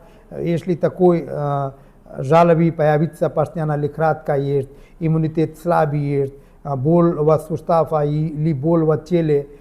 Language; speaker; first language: Russian; non-native, learner; Hindi